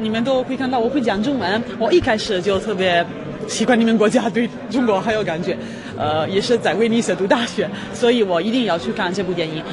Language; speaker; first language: Chinese; non-native, fluent; Italian